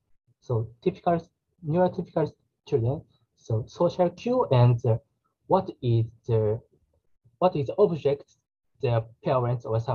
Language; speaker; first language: English; non-native, learner; Japanese